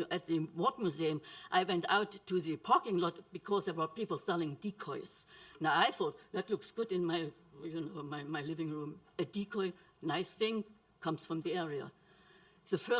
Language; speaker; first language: English; non-native, fluent; German